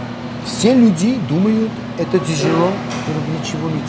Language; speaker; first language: Russian; non-native, local second language; Armenian